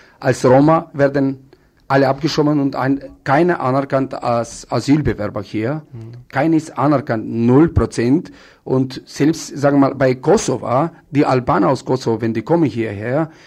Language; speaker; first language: German; non-native, fluent; Romany